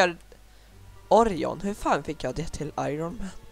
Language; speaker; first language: Swedish; native; Swedish